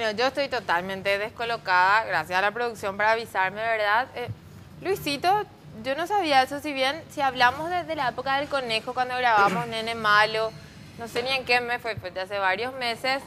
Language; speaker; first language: Spanish; native; Spanish